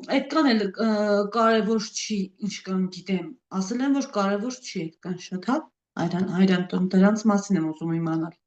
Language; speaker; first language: Armenian; native; Armenian